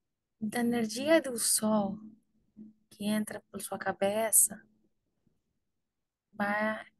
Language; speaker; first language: Portuguese; non-native, learner; Spanish